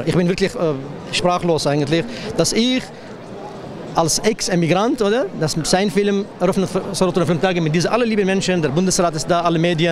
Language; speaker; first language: German; non-native, fluent; Kurdish